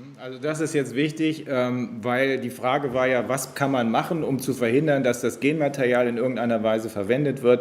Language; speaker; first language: German; native; German